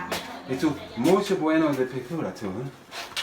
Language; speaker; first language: Spanish; non-native, learner; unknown